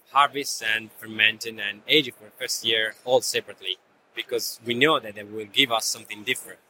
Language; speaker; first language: English; non-native, fluent; Italian